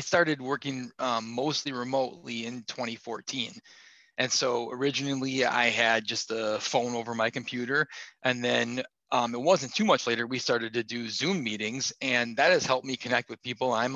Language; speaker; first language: English; native; English